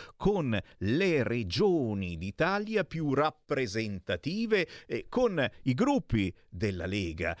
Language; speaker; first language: Italian; native; Italian